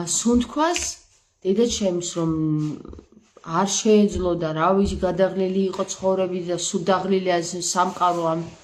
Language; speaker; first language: Georgian; native; Georgian